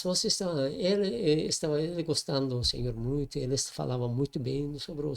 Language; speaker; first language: Portuguese; non-native, learner; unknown